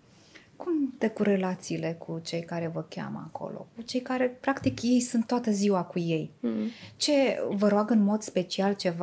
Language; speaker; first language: Romanian; native; Romanian